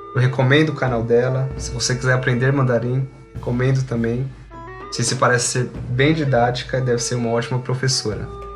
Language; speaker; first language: Portuguese; native; Portuguese